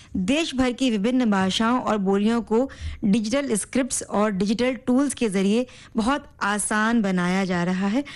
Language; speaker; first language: Hindi; native; Hindi